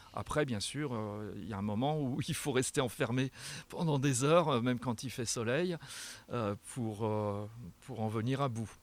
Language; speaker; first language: French; native; French